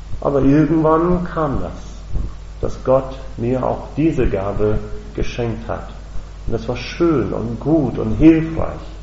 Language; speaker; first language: German; non-native, fluent; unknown